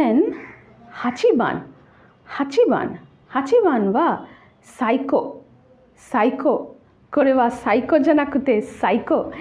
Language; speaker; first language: Japanese; non-native, learner; Bangla